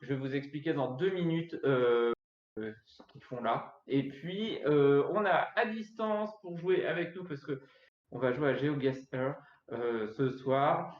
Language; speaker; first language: French; native; French